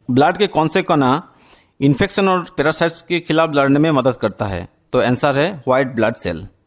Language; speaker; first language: Hindi; non-native, local second language; Bangla